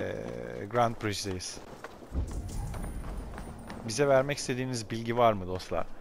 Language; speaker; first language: Turkish; native; Turkish